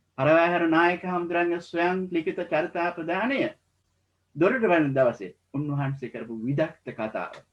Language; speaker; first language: Sinhala; native; Sinhala